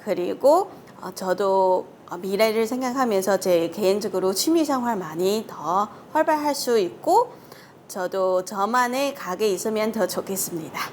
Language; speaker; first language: Korean; non-native, learner; Chinese